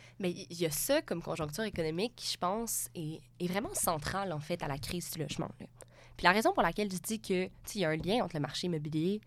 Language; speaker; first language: French; native; French